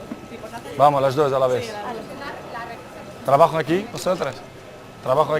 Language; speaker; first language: Spanish; non-native, fluent; Portuguese